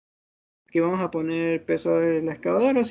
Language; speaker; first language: Spanish; native; Spanish